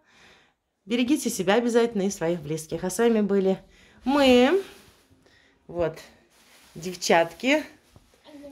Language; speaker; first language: Russian; native; Russian